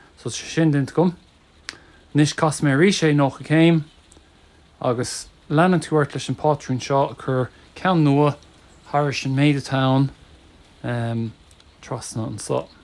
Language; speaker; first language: Irish; native; Irish